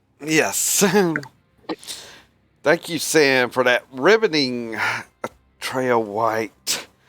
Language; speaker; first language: English; native; English